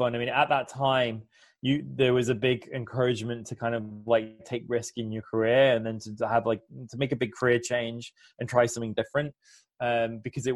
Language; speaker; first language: English; native; English